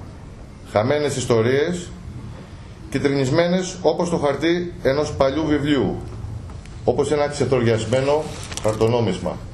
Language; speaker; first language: Greek; native; Greek